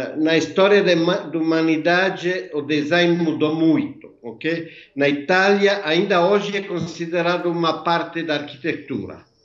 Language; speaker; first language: Portuguese; non-native, fluent; Italian